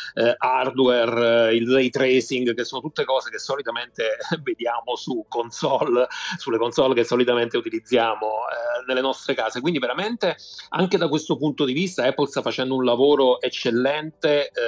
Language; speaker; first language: Italian; native; Italian